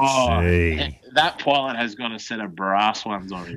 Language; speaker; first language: English; native; English